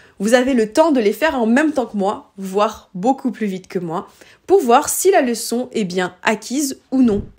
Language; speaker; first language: French; native; French